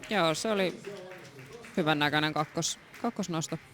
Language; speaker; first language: Finnish; native; Finnish